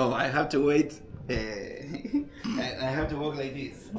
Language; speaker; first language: English; non-native, learner; Spanish